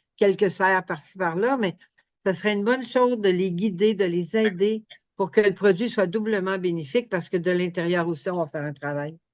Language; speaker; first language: French; native; French